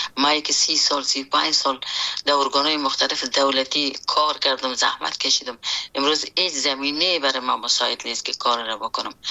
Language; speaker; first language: Persian; native; Persian